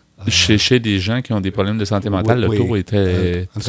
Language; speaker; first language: French; native; French